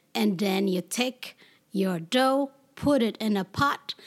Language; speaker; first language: English; non-native, fluent; Amharic